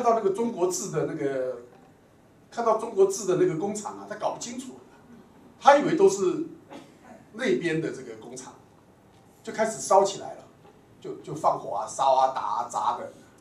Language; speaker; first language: Chinese; native; Chinese